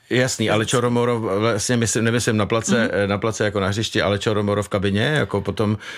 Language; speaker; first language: Czech; native; Czech